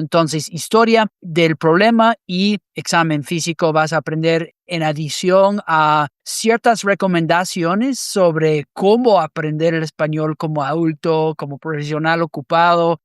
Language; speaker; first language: Spanish; non-native, fluent; English